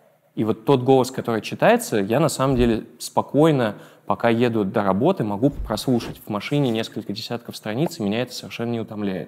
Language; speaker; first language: Russian; native; Russian